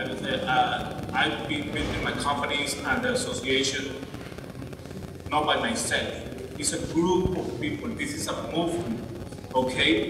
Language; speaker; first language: English; non-native, fluent; Spanish